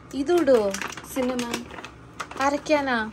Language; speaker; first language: Malayalam; non-native, learner; Tamil